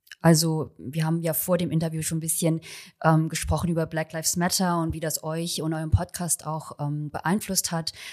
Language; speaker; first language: German; early bilingual, other home language; Chinese